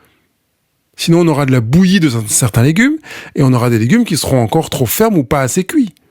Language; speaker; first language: French; native; French